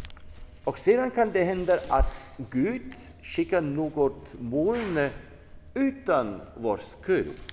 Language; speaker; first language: Swedish; non-native, fluent; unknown